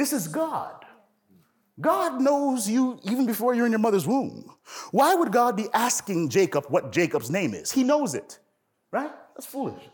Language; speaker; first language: English; native; English